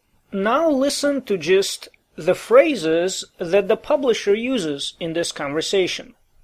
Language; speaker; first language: English; native; English